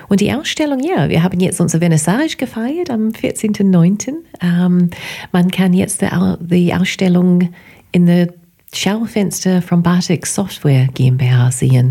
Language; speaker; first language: German; non-native, fluent; English